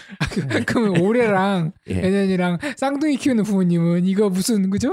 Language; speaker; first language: Korean; native; Korean